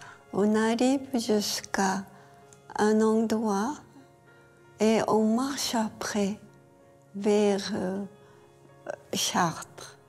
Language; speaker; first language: French; non-native, fluent; Korean